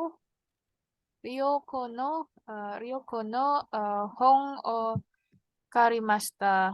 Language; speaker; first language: Japanese; non-native, learner; Indonesian